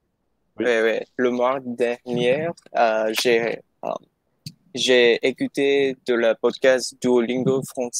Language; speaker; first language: French; non-native, learner; English